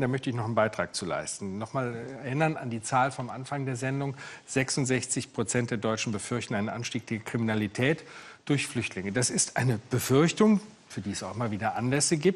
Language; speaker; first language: German; native; German